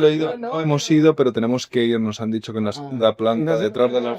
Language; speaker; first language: Spanish; native; Spanish